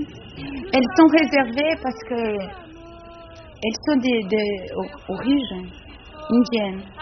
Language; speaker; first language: French; non-native, learner; Portuguese